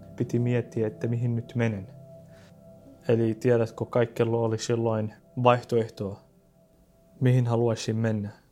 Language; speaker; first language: Finnish; non-native, fluent; Arabic